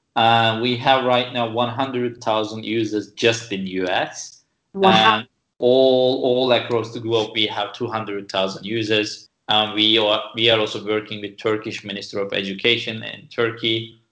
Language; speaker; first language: English; non-native, fluent; Turkish